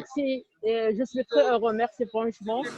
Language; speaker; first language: French; non-native, learner; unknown